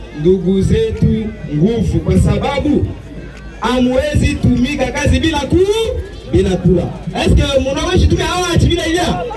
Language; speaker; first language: Swahili; native; Swahili